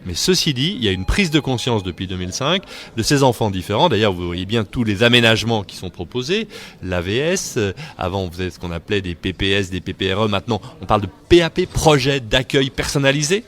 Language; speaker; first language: French; native; French